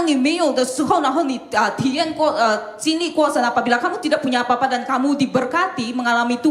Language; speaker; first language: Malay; non-native, local second language; Chinese